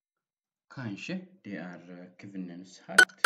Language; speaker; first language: Norwegian; non-native, learner; Amharic